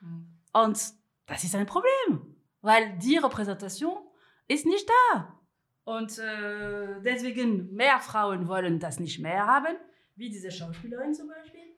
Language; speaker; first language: German; non-native, fluent; French